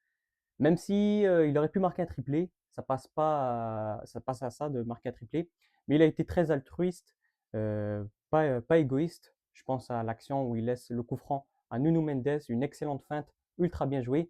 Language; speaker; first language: French; native; French